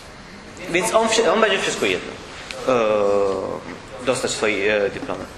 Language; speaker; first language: Polish; non-native, learner; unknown